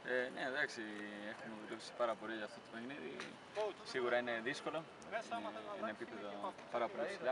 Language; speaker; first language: Greek; non-native, fluent; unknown